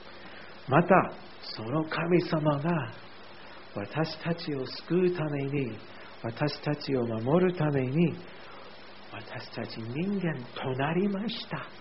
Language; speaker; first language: Japanese; non-native, fluent; English